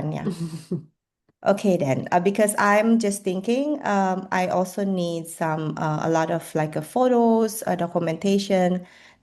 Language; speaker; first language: English; non-native, fluent; Indonesian